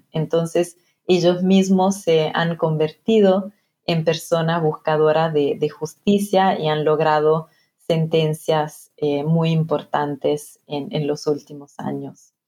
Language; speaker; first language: Spanish; non-native, fluent; Italian